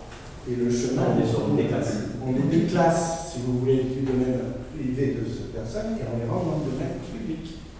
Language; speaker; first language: French; native; French